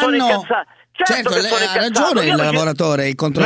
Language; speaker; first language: Italian; native; Italian